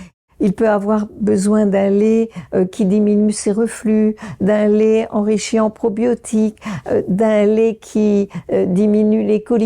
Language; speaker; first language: French; native; French